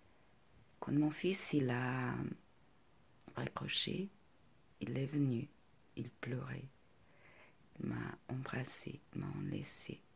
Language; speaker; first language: French; non-native, fluent; Portuguese